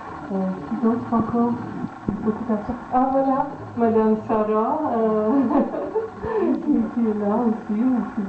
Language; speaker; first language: French; non-native, fluent; Persian